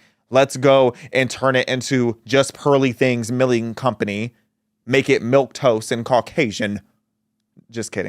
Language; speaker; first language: English; native; English